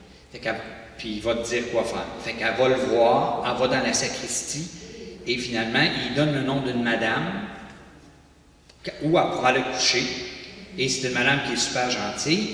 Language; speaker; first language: French; native; French